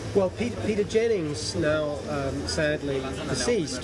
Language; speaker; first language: English; native; English